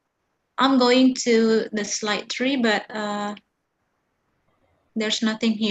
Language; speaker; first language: English; non-native, fluent; Indonesian